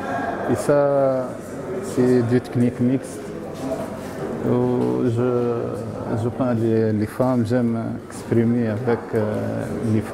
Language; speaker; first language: French; non-native, local second language; Arabic